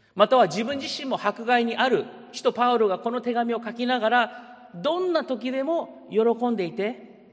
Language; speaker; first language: Japanese; early bilingual, heritage; Japanese